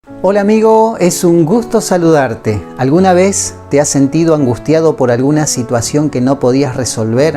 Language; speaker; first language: Spanish; native; Spanish